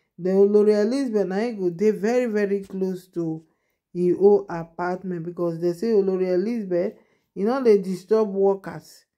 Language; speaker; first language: Nigerian Pidgin; non-native, local second language; Yoruba